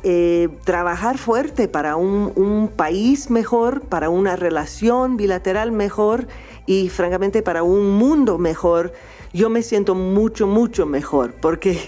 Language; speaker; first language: Spanish; non-native, fluent; English